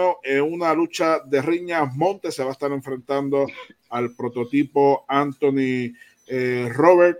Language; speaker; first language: Spanish; native; Spanish